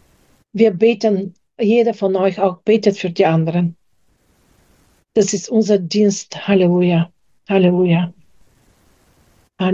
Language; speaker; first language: German; non-native, fluent; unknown